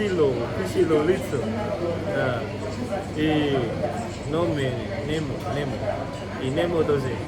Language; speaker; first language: Russian; non-native, learner; Indonesian